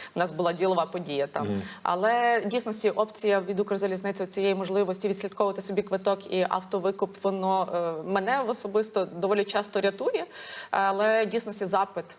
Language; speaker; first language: Ukrainian; native; Ukrainian